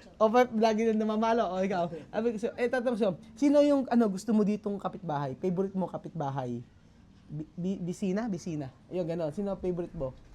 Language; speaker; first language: Filipino; native; Filipino